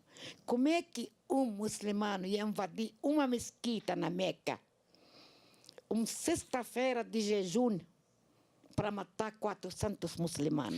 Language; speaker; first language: Portuguese; non-native, learner; Arabic